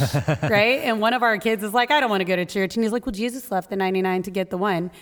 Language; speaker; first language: English; native; English